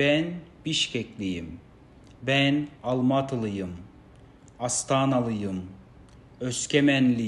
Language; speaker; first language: Turkish; non-native, fluent; Kazakh